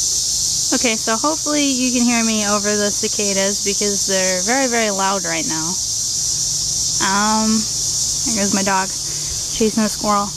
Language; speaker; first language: English; native; English